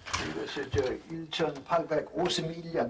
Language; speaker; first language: Korean; non-native, local second language; English